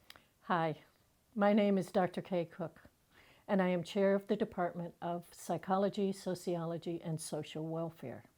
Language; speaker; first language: English; native; English